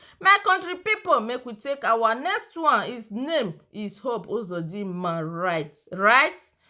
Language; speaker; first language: Nigerian Pidgin; non-native, local second language; Yoruba